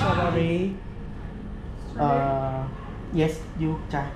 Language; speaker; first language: English; non-native, learner; Vietnamese